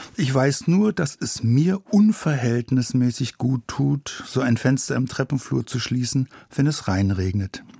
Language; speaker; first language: German; native; German